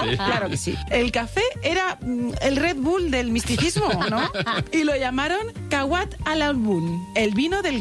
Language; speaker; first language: Spanish; native; Spanish